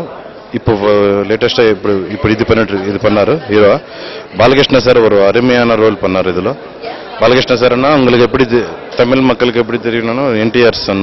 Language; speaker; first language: Tamil; non-native, fluent; Telugu